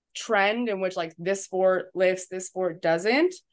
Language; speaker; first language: English; native; English